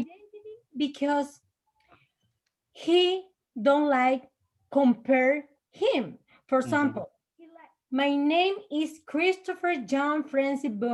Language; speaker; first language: English; non-native, learner; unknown